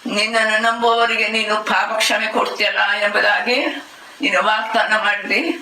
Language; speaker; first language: Kannada; non-native, fluent; German